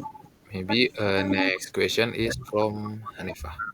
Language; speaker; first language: English; non-native, learner; Indonesian